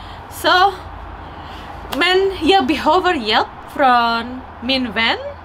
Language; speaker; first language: Swedish; non-native, learner; Indonesian